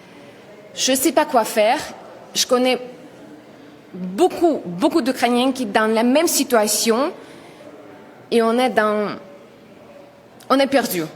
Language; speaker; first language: French; non-native, learner; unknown